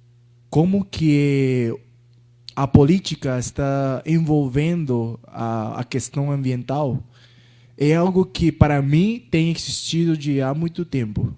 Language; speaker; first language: Portuguese; non-native, fluent; Spanish